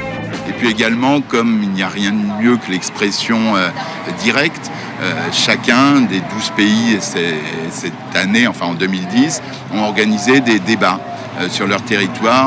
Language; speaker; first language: French; native; French